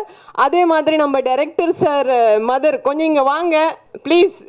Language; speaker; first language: Tamil; non-native, local second language; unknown